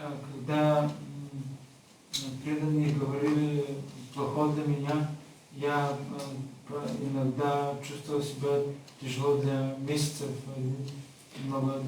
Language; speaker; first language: Russian; non-native, learner; Bulgarian